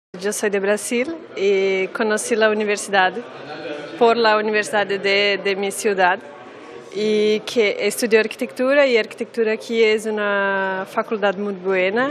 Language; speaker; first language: Spanish; non-native, learner; Portuguese